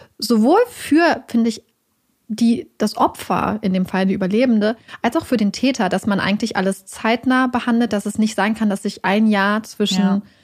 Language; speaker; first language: German; native; German